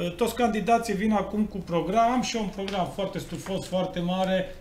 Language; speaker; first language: Romanian; native; Romanian